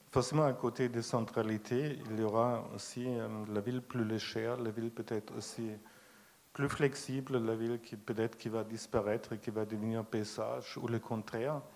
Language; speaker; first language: French; non-native, fluent; German